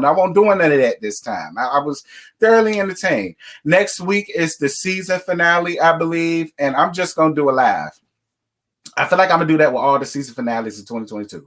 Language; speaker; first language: English; native; English